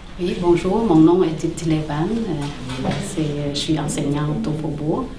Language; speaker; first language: French; non-native, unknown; Khmer